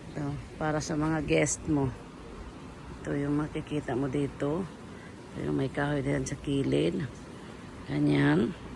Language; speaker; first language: Filipino; non-native, local second language; Cebuano